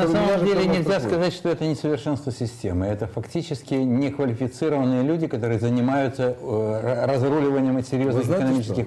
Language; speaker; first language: Russian; native; Russian